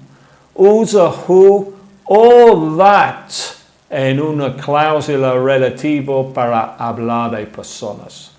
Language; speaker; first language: Spanish; non-native, fluent; English